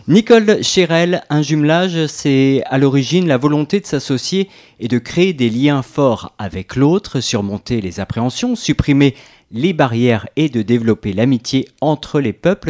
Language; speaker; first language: French; native; French